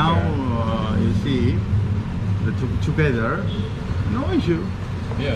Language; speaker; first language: English; non-native, learner; Tamil